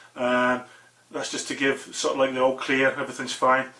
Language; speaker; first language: English; native; English